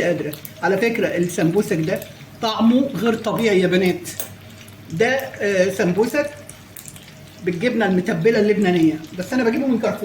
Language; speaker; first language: Arabic; native; Arabic